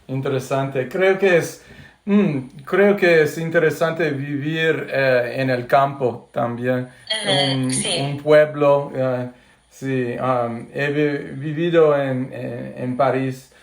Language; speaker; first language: Spanish; non-native, fluent; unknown